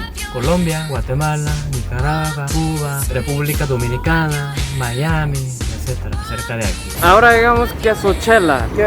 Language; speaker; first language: Spanish; non-native, learner; Korean